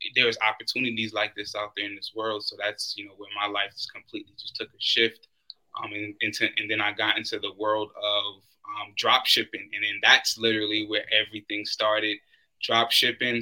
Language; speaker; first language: English; native; English